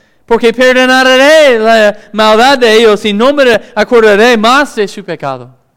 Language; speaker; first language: Spanish; non-native, fluent; English